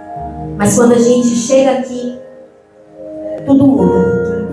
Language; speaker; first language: Portuguese; native; Portuguese